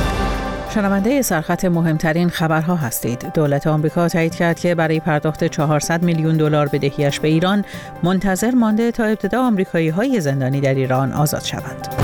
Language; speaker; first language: Persian; native; Persian